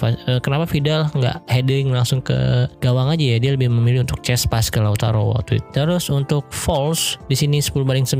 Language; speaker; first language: Indonesian; native; Indonesian